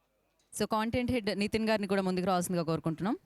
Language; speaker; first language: Telugu; native; Telugu